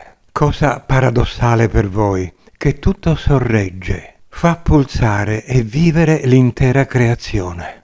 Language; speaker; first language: Italian; native; Italian